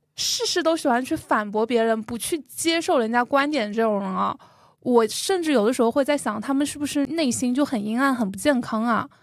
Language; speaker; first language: Chinese; native; Chinese